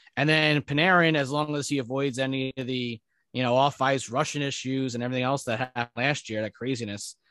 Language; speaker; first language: English; native; English